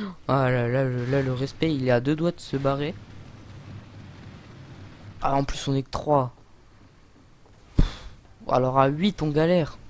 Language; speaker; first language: French; native; French